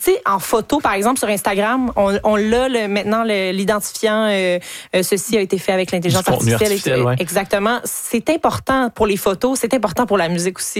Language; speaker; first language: French; native; French